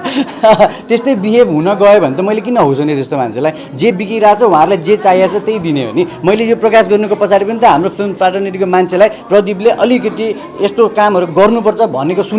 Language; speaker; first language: Nepali; native; Nepali